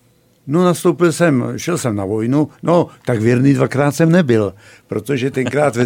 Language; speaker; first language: Czech; native; Czech